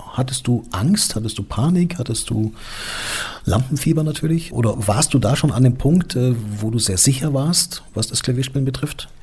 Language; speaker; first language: German; native; German